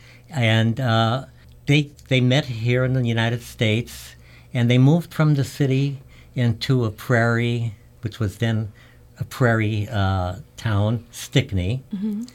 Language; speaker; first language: English; early bilingual, other home language; Czech